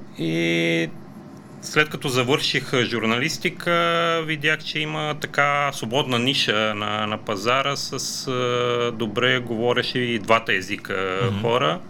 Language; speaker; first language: Bulgarian; non-native, fluent; Romanian